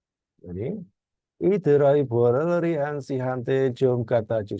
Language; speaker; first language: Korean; non-native, fluent; Indonesian